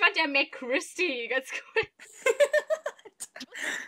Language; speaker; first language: German; native; German